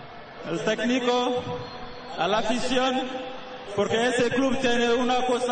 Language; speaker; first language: Spanish; non-native, fluent; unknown